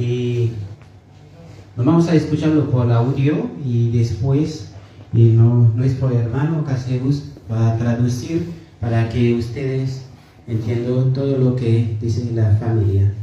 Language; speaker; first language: Spanish; non-native, learner; Haitian Creole